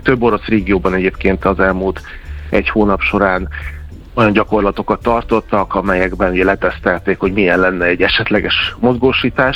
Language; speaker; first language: Hungarian; native; Hungarian